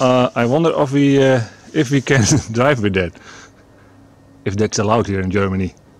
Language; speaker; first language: English; non-native, learner; Dutch